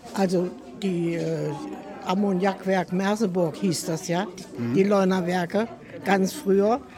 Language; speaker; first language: German; native; German